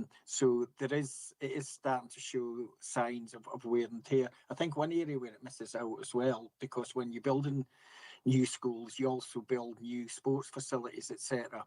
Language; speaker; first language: English; native; English